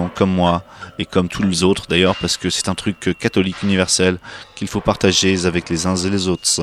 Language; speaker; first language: French; native; French